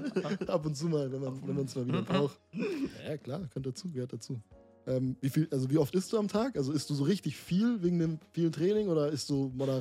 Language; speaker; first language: German; native; German